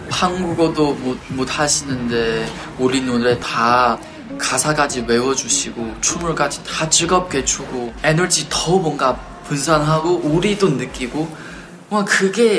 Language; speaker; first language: Korean; non-native, fluent; Chinese